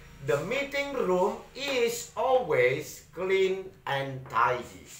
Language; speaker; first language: English; non-native, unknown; Indonesian